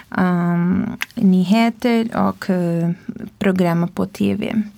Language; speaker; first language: Swedish; non-native, learner; Portuguese